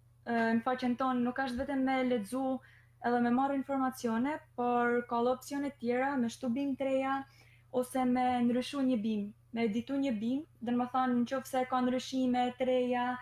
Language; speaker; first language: Albanian; native; Albanian